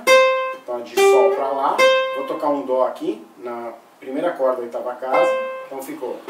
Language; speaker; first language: Portuguese; native; Portuguese